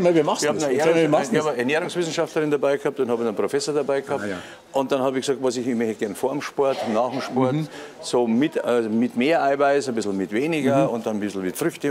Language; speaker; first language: German; native; German